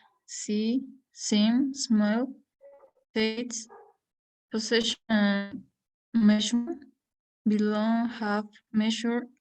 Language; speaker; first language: English; non-native, learner; Spanish